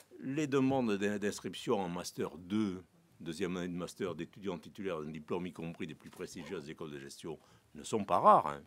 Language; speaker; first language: French; native; French